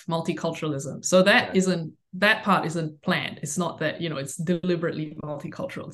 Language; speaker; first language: English; native; English